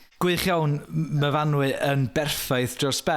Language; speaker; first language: Welsh; native; Welsh